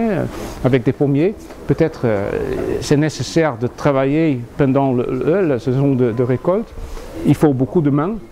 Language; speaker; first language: French; non-native, fluent; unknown